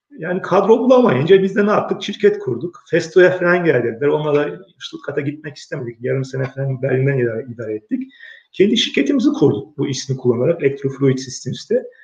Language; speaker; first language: Turkish; early bilingual, heritage; Turkish